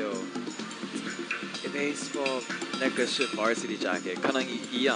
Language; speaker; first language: Chinese; non-native, learner; English